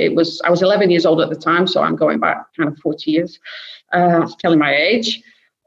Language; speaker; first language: English; native; English